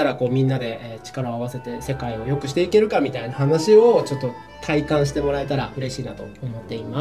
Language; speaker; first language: Japanese; native; Japanese